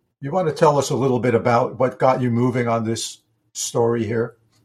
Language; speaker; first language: English; native; English